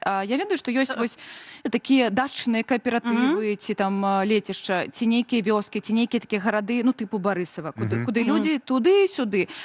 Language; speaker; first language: Belarusian; native; Belarusian